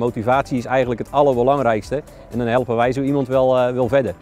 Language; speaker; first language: Dutch; native; Dutch